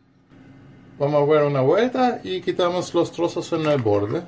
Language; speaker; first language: Spanish; non-native, learner; German